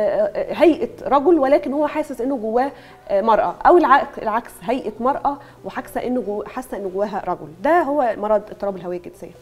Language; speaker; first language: Arabic; native; Arabic